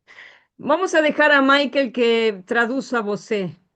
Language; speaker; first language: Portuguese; non-native, learner; Spanish